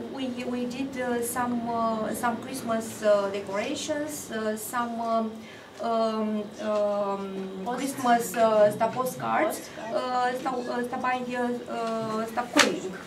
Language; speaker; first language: English; non-native, fluent; Romanian